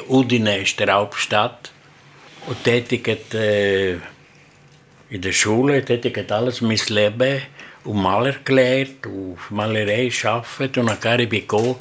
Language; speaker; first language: German; non-native, learner; Italian